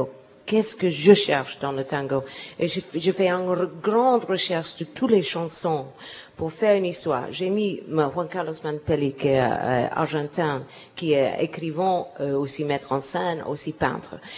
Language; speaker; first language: French; non-native, learner; English